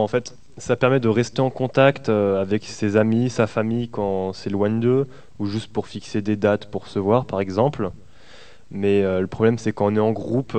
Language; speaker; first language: French; native; French